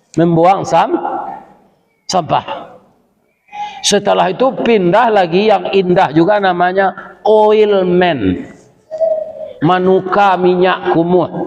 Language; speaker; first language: Malay; non-native, local second language; Minangkabau